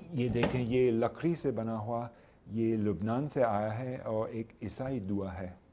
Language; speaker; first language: Urdu; non-native, fluent; English